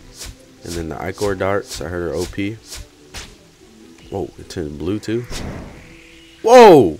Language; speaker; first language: English; native; English